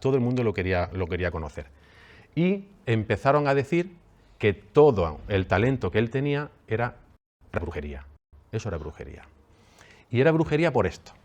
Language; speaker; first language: Spanish; native; Spanish